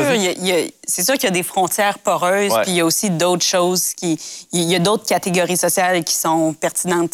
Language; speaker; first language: French; native; French